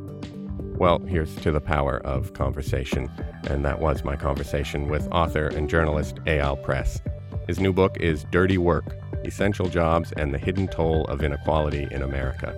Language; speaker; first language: English; native; English